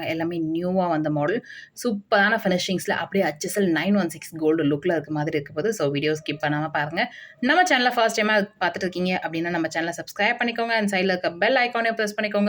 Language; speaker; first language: Tamil; native; Tamil